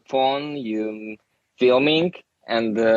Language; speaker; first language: English; non-native, learner; Russian